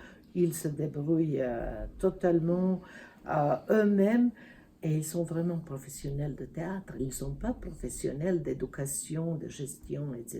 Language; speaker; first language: French; non-native, fluent; Serbian